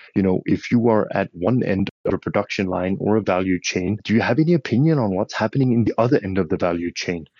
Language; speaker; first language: English; non-native, fluent; Danish